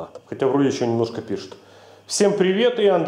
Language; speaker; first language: Russian; native; Russian